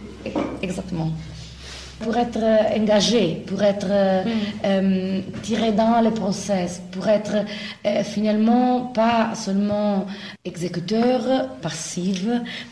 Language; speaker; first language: French; non-native, fluent; Italian